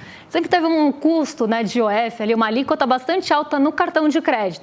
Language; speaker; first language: Portuguese; native; Portuguese